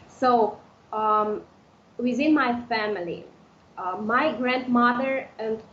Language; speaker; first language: English; non-native, fluent; Udmurt